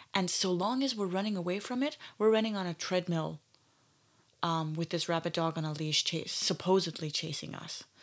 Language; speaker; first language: English; native; English